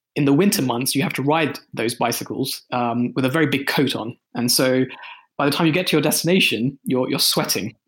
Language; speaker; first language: English; early bilingual, other home language; Hindi